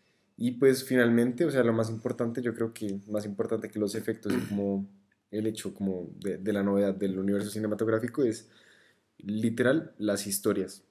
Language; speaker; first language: Spanish; native; Spanish